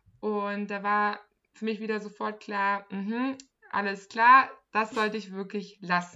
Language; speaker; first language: German; native; German